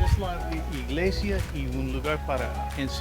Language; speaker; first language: Spanish; non-native, learner; English